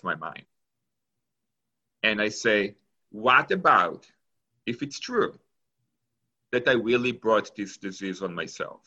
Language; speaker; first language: English; non-native, fluent; Hebrew